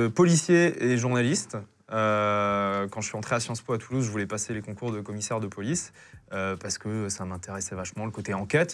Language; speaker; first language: French; native; French